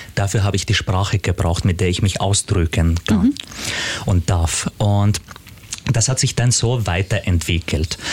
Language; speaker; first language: German; non-native, fluent; Arabic